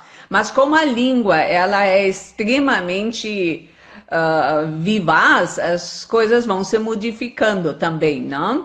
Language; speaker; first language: Portuguese; non-native, fluent; German